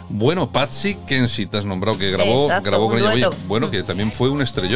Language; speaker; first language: Spanish; native; Spanish